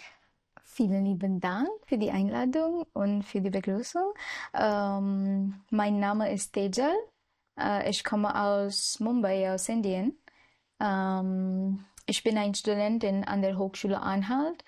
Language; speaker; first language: German; non-native, learner; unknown